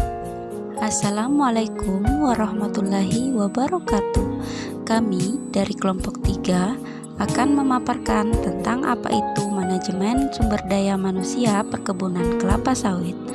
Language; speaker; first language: Indonesian; native; Indonesian